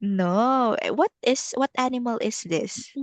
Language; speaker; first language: English; non-native, local second language; Filipino